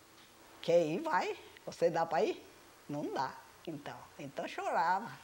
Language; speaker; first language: Portuguese; early bilingual, other home language; Japanese